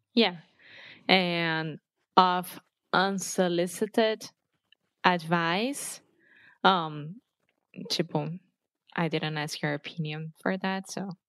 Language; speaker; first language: English; non-native, fluent; Portuguese